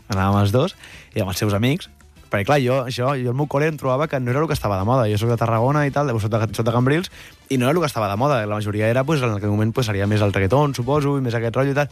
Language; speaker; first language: Catalan; native; Catalan